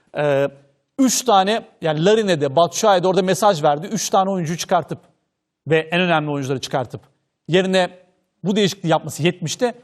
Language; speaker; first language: Turkish; native; Turkish